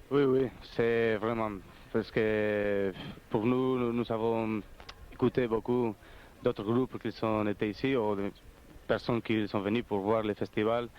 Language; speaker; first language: French; non-native, fluent; Spanish